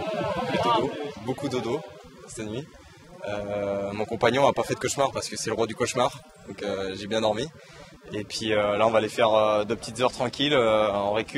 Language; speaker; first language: French; native; French